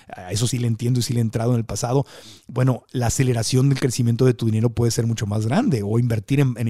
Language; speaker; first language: Spanish; native; Spanish